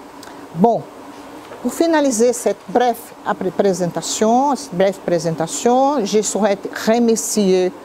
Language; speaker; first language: French; non-native, fluent; Portuguese